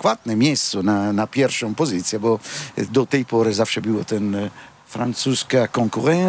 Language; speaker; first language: Polish; non-native, fluent; Italian